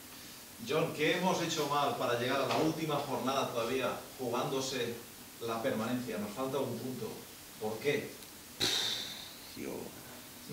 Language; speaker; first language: Spanish; native; Spanish